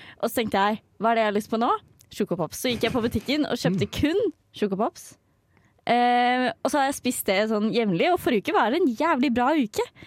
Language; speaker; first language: Norwegian; native; Norwegian